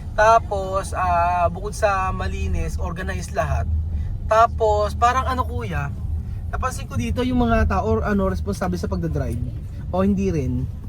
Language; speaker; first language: Filipino; native; Filipino